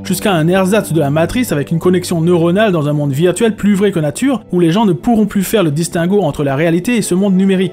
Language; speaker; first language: French; native; French